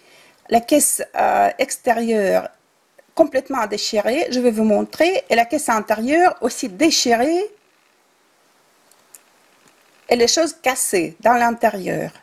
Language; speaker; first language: French; non-native, fluent; Russian